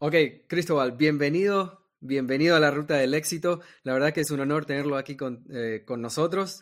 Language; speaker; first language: Spanish; native; Spanish